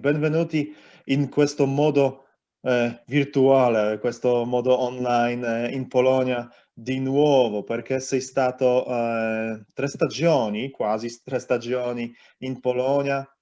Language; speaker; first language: Italian; non-native, learner; Polish